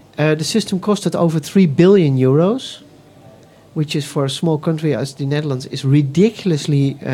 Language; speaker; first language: English; non-native, fluent; Dutch